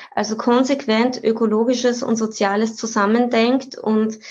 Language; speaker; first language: German; native; German